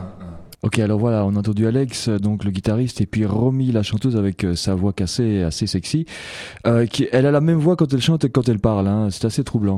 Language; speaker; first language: French; native; French